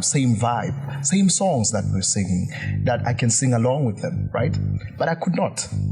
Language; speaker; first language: English; non-native, local second language; Zulu